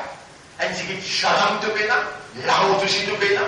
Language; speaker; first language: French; non-native, local second language; Morisyen